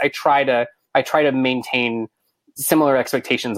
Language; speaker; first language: English; native; English